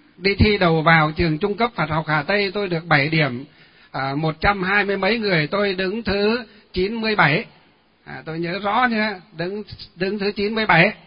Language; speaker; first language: Vietnamese; non-native, local second language; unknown